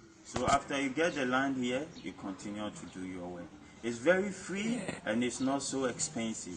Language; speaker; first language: English; non-native, local second language; Akan